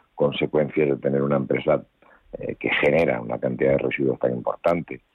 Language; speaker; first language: Spanish; native; Spanish